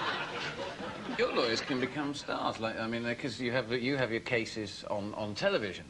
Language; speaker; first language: English; native; English